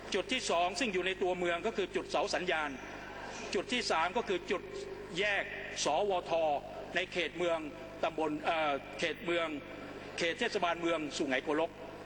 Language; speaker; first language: Thai; non-native, local second language; Pattani Malay